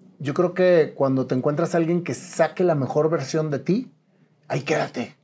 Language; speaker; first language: Spanish; native; Spanish